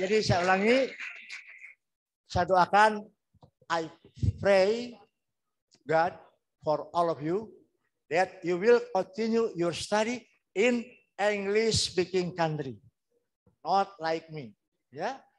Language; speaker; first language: English; non-native, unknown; Indonesian